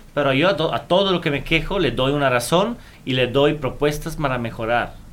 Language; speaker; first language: Spanish; non-native, fluent; Italian